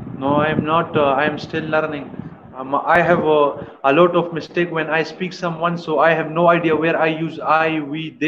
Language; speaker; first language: English; non-native, learner; Pashto